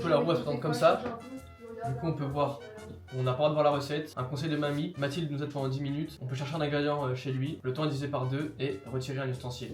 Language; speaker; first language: French; native; French